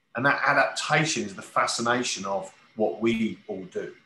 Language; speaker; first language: English; native; English